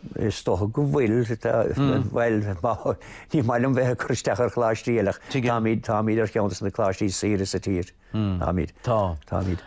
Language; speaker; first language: Irish; native; Irish